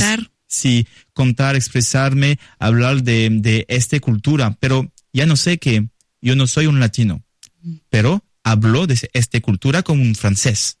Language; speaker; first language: Spanish; non-native, learner; French